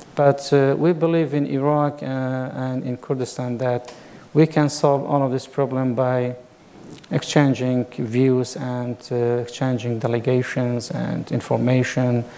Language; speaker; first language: English; non-native, fluent; Kurdish